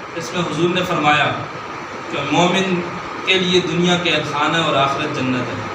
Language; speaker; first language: Urdu; non-native, local second language; Northern Hindko